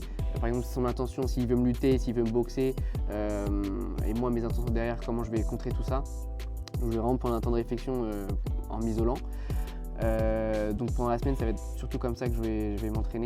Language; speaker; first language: French; native; French